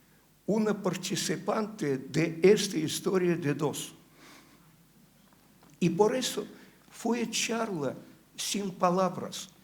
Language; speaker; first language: Spanish; non-native, learner; Russian